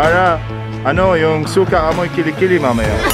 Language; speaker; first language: Filipino; non-native, learner; Arabic